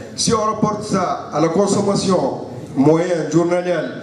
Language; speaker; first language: French; non-native, local second language; Arabic